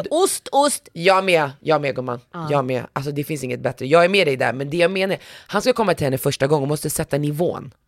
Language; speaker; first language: Swedish; early bilingual, other home language; Arabic